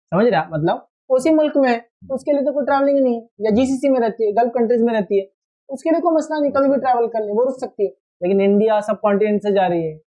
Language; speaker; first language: Urdu; native; Urdu